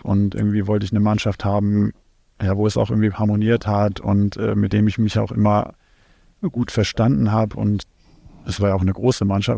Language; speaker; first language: German; native; German